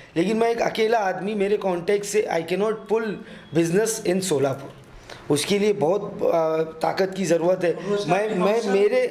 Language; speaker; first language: Hindi; non-native, local second language; Urdu